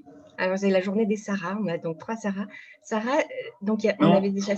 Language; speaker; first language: French; native; French